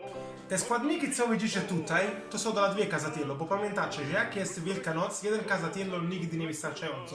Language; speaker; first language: Polish; non-native, learner; Italian